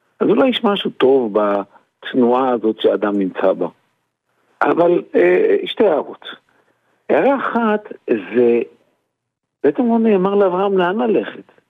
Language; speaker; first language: Hebrew; native; Hebrew